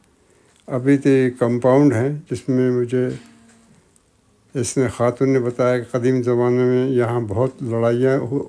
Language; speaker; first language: Urdu; native; Urdu